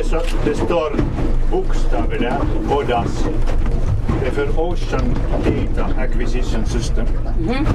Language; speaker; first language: Swedish; non-native, local second language; Finnish